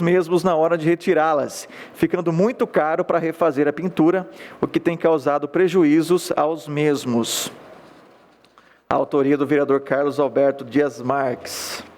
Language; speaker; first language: Portuguese; native; Portuguese